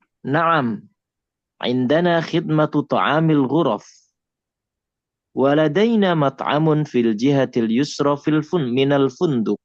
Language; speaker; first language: Arabic; non-native, fluent; Indonesian